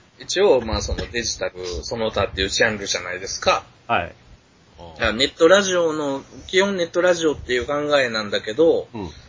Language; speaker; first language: Japanese; native; Japanese